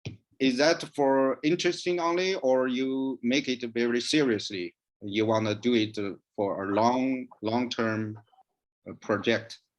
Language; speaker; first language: English; non-native, learner; Chinese